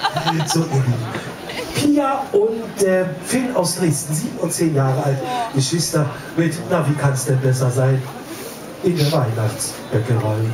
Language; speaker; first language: German; native; German